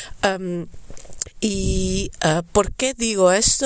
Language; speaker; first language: Spanish; non-native, fluent; Dutch